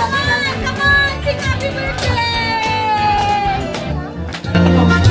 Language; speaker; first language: English; non-native, local second language; Filipino